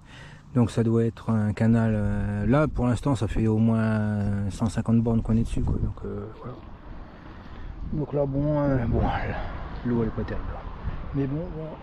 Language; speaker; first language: French; native; French